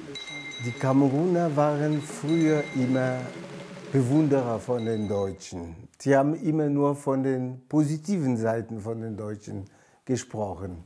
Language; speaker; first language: German; non-native, fluent; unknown